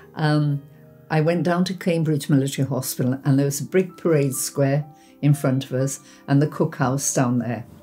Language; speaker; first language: English; native; English